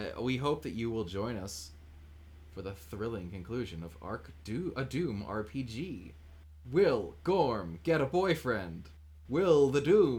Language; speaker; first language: English; native; English